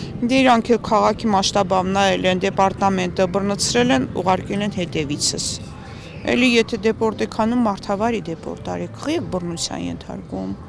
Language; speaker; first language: Armenian; native; Armenian